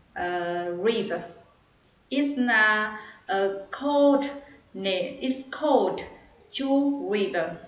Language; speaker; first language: English; non-native, learner; Vietnamese